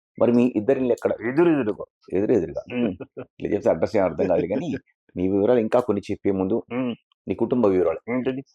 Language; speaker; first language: Telugu; non-native, local second language; Lambadi